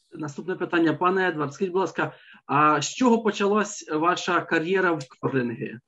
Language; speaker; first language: Ukrainian; native; Ukrainian